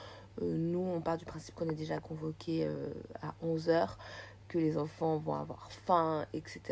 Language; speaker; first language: French; native; French